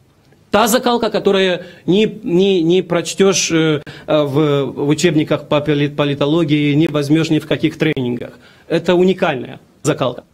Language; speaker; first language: Russian; non-native, local second language; Romanian